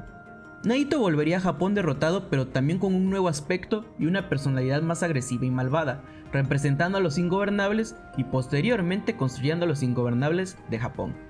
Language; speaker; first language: Spanish; native; Spanish